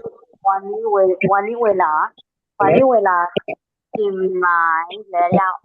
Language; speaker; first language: Thai; non-native, learner; Burmese